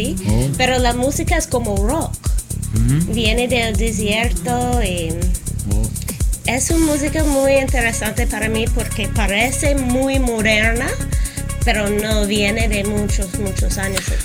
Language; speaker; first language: Spanish; non-native, fluent; English